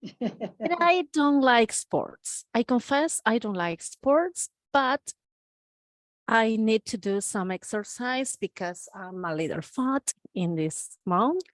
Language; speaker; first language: English; non-native, learner; Spanish